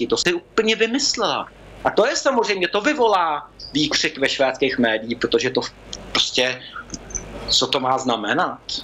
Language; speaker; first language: Czech; early bilingual, heritage; Czech